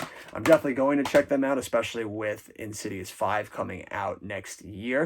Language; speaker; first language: English; native; English